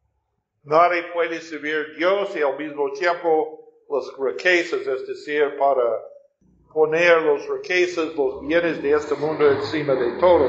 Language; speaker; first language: Spanish; non-native, fluent; English